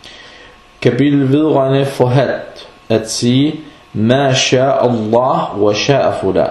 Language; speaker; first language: Danish; non-native, fluent; Arabic